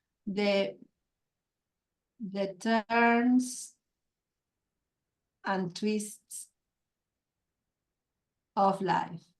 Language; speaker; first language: English; non-native, fluent; Spanish